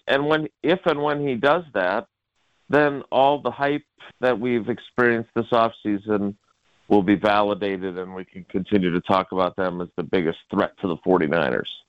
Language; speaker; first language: English; native; English